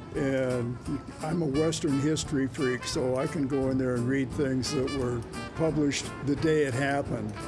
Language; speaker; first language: English; native; English